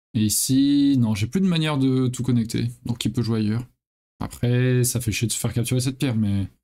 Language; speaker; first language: French; native; French